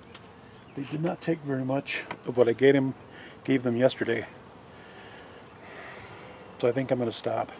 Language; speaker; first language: English; native; English